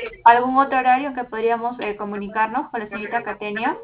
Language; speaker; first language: Spanish; native; Spanish